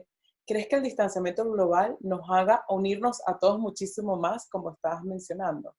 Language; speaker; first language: Spanish; native; Spanish